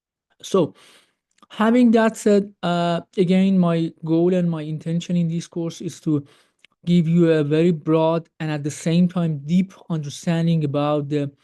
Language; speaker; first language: English; non-native, fluent; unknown